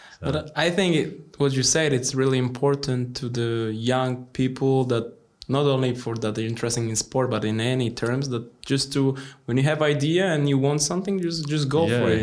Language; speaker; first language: English; non-native, learner; Polish